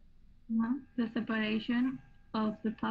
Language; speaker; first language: English; non-native, learner; Spanish